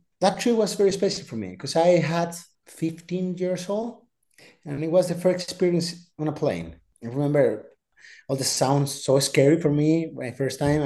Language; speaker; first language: English; non-native, fluent; Spanish